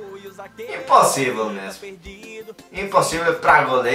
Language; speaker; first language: Portuguese; non-native, learner; Spanish